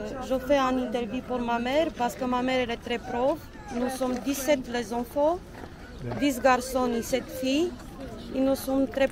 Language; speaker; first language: French; non-native, learner; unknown